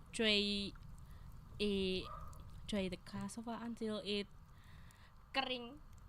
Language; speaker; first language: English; non-native, learner; Indonesian